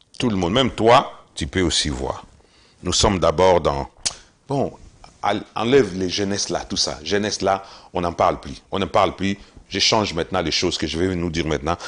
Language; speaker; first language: French; non-native, local second language; Lingala